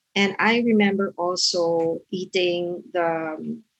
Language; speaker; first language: English; non-native, local second language; Filipino